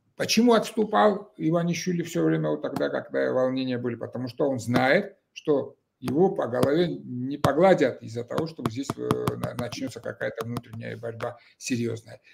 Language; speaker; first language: Russian; non-native, local second language; Georgian